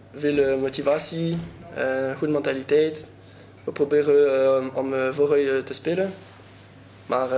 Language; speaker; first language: Dutch; non-native, learner; French